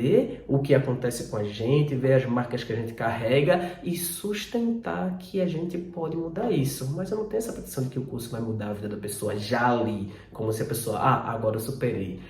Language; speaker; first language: Portuguese; native; Portuguese